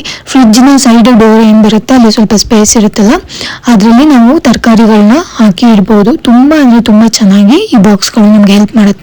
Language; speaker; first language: Kannada; native; Kannada